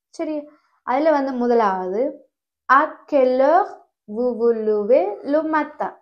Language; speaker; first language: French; non-native, fluent; Tamil